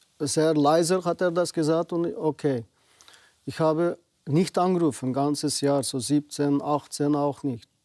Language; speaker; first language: German; non-native, fluent; Uyghur